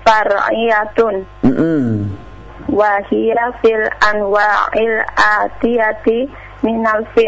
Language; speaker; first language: Arabic; non-native, learner; Indonesian